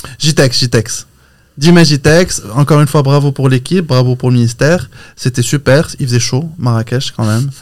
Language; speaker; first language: French; non-native, local second language; Arabic